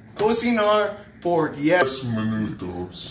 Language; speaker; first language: Spanish; non-native, learner; English